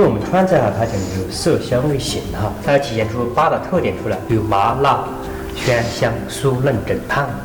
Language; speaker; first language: Chinese; native; Chinese